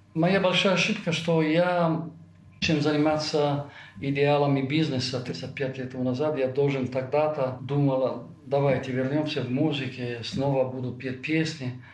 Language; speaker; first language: Russian; non-native, fluent; Italian